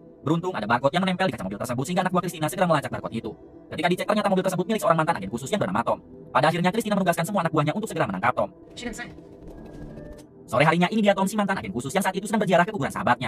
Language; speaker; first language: Indonesian; native; Indonesian